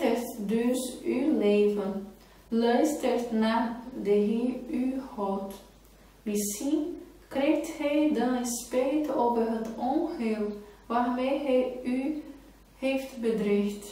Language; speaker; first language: Dutch; non-native, fluent; Portuguese